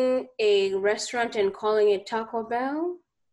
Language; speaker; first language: English; non-native, local second language; Ganda